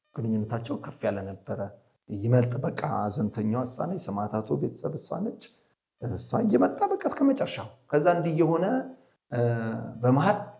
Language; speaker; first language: Amharic; native; Amharic